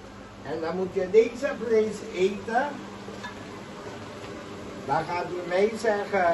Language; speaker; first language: Dutch; non-native, local second language; Caribbean Hindustani